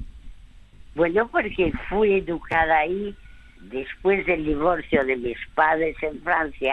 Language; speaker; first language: Spanish; early bilingual, other home language; French